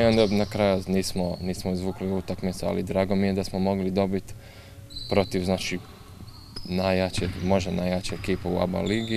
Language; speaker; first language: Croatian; early bilingual, heritage; English